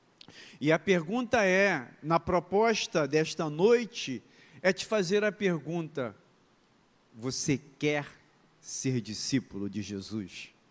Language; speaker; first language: Portuguese; native; Portuguese